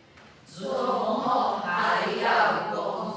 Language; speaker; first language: Chinese; non-native, learner; Filipino